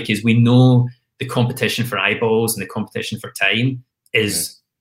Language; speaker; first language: English; native; English